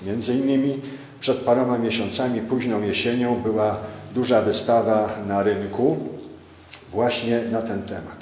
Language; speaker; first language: Polish; native; Polish